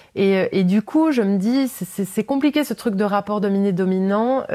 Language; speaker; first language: French; native; French